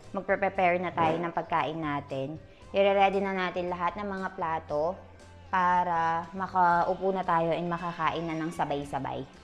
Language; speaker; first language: Filipino; native; Filipino